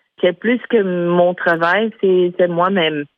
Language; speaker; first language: French; non-native, fluent; English